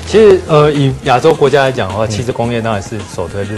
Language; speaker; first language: Chinese; native; Chinese